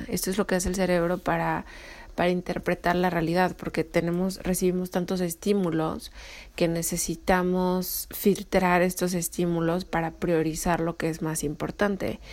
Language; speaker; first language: Spanish; native; Spanish